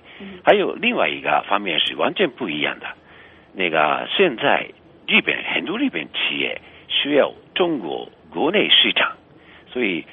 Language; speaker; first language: Chinese; non-native, fluent; Japanese